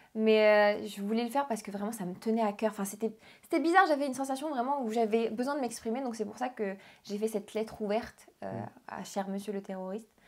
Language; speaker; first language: French; early bilingual, other home language; Arabic